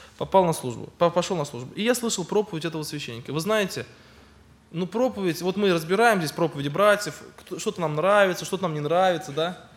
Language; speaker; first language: Russian; native; Russian